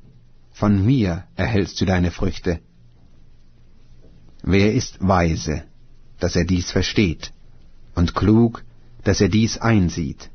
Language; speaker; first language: German; native; German